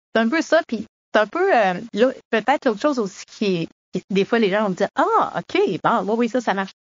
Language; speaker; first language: French; native; French